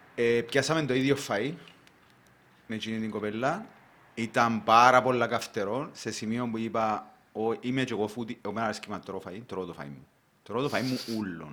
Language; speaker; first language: Greek; native; Greek